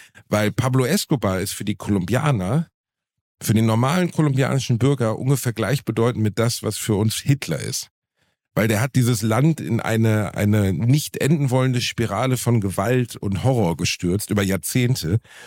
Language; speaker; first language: German; native; German